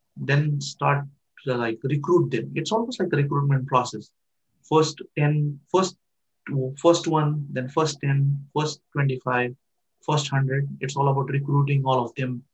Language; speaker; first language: English; non-native, local second language; Marathi